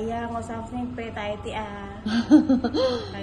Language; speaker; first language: Cantonese; non-native, learner; Indonesian